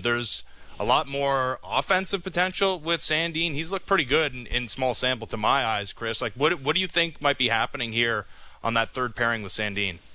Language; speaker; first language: English; native; English